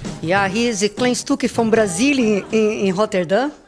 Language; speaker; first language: Dutch; non-native, learner; Portuguese